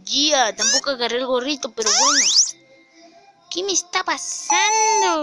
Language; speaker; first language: Spanish; native; Spanish